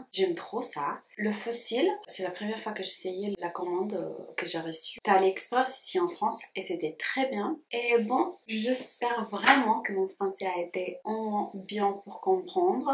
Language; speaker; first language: French; non-native, fluent; Spanish